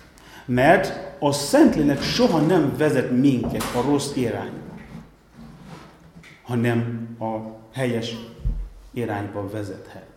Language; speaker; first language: Hungarian; non-native, fluent; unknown